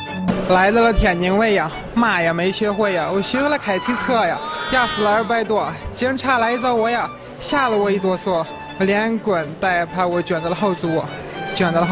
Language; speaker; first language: Chinese; non-native, fluent; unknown